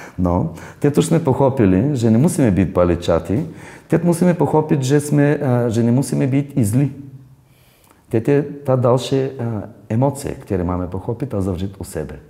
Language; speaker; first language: Czech; non-native, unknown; Bulgarian